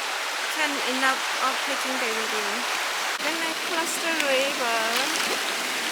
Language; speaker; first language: English; non-native, learner; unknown